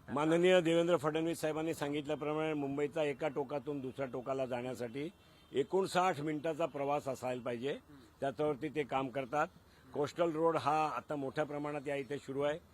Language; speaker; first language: Marathi; non-native, local second language; Gujarati